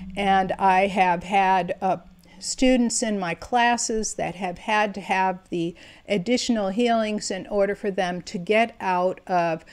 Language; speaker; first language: English; native; English